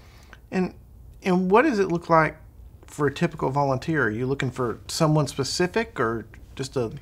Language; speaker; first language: English; native; English